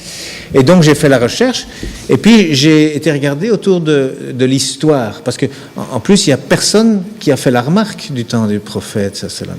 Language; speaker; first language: French; native; French